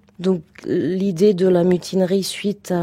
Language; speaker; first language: French; native; French